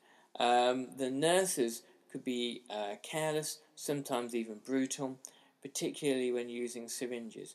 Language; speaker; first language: English; native; English